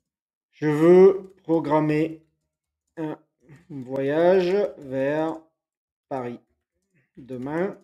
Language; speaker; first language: French; native; French